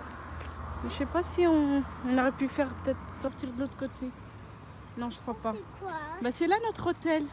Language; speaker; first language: French; native; French